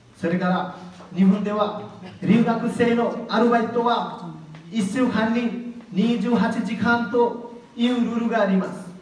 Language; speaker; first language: Japanese; non-native, learner; Nepali